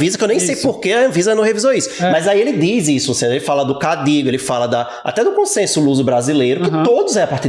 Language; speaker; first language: Portuguese; native; Portuguese